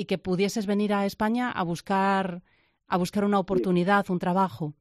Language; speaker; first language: Spanish; native; Spanish